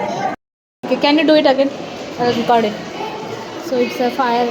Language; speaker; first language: English; non-native, local second language; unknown